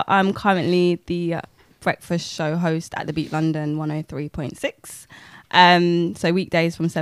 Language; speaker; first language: English; native; English